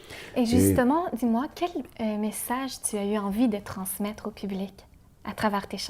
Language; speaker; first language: French; native; French